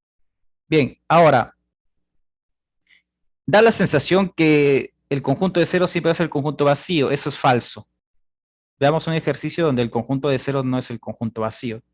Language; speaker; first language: Spanish; native; Spanish